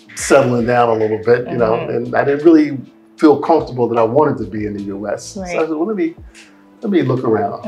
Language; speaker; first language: English; native; English